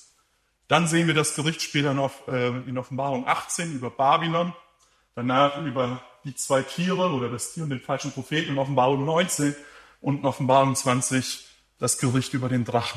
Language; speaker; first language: German; native; German